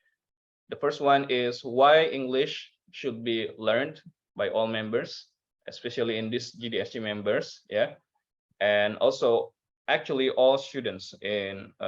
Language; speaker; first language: English; non-native, learner; Indonesian